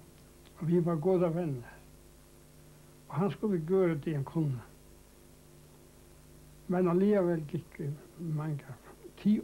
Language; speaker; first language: Danish; non-native, local second language; Faroese